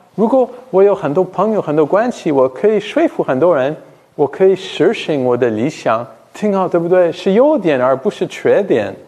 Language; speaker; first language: Chinese; non-native, fluent; English